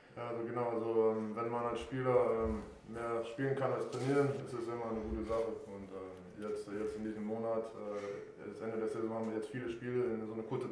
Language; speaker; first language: German; non-native, fluent; English